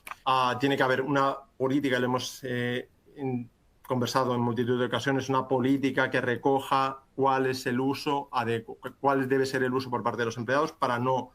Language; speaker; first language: Spanish; native; Spanish